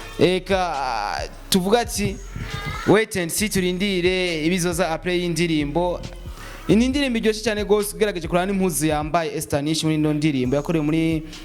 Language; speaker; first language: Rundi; native; Rundi